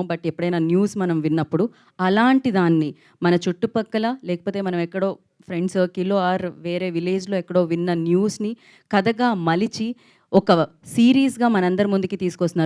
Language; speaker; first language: Telugu; native; Telugu